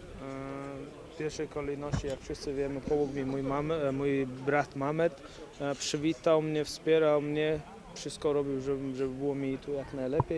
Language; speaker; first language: Polish; early bilingual, other home language; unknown